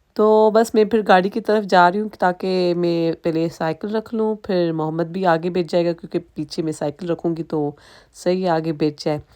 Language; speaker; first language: Urdu; non-native, local second language; Sindhi